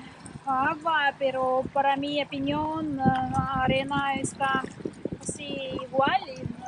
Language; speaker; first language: Spanish; non-native, learner; Russian